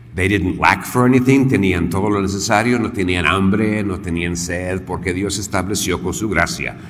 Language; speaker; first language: English; early bilingual, other home language; Spanish